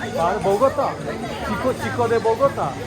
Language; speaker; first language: Spanish; non-native, learner; Turkish